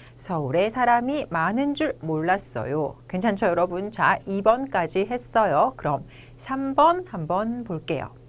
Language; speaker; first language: Korean; native; Korean